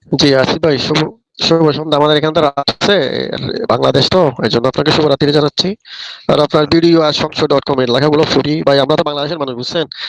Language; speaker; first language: Bangla; native; Bangla